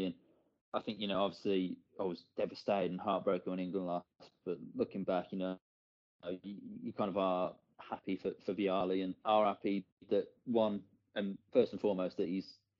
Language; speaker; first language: English; native; English